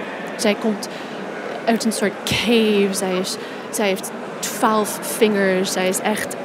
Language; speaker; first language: Dutch; non-native, fluent; English